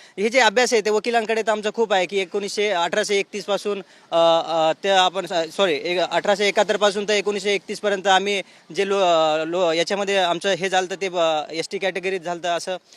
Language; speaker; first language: Marathi; non-native, local second language; Lambadi